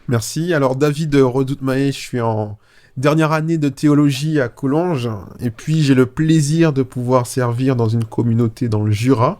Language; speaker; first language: French; native; French